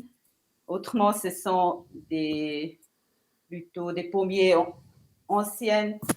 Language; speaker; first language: French; non-native, local second language; Italian